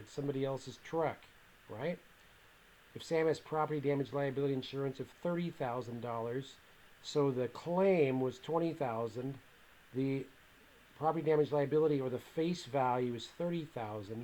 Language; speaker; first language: English; native; English